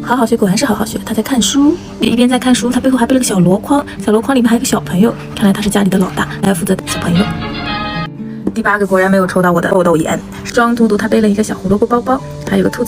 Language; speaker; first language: Chinese; native; Chinese